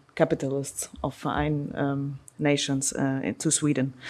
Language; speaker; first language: English; non-native, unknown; German